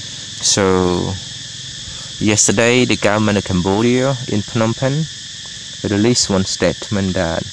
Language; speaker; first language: English; non-native, learner; Khmer